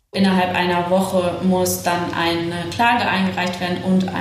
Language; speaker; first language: German; native; German